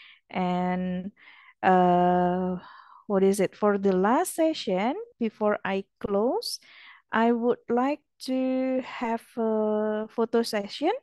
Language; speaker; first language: English; non-native, fluent; Indonesian